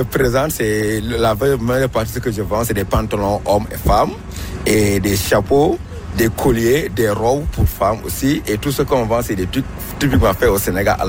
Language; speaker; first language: French; non-native, local second language; Wolof